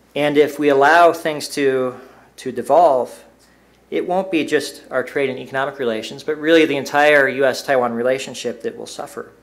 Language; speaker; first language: English; native; English